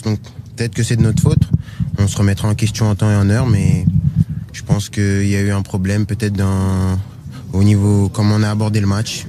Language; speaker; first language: French; native; French